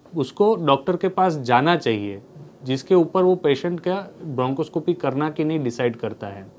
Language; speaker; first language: Hindi; non-native, local second language; Gujarati